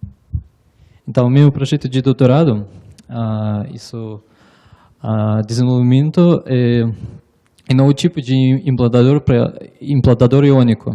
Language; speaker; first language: Portuguese; non-native, learner; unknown